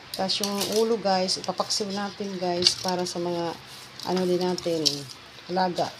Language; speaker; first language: Filipino; non-native, local second language; Cebuano